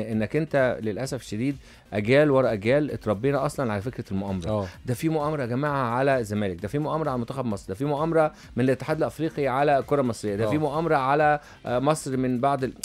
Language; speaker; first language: Arabic; native; Arabic